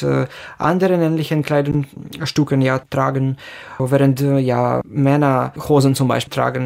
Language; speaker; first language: German; non-native, fluent; Ukrainian